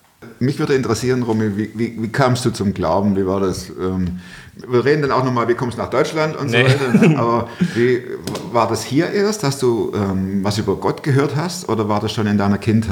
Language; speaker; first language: German; native; German